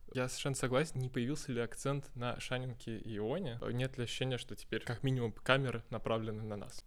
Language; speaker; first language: Russian; native; Russian